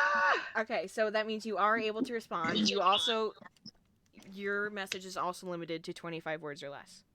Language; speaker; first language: English; native; English